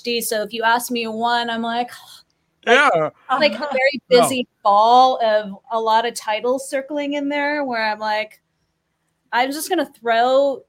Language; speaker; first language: English; native; English